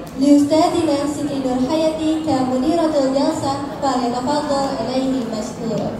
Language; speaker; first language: Arabic; non-native, learner; Indonesian